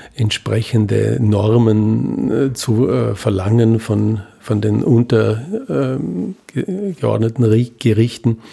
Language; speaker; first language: German; native; German